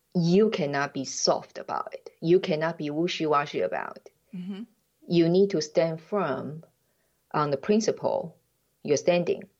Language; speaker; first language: English; non-native, fluent; Chinese